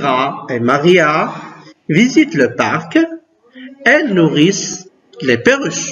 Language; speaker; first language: French; non-native, local second language; Arabic